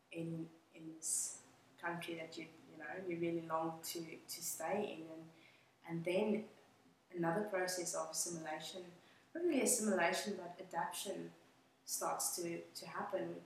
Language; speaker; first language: English; non-native, local second language; Afrikaans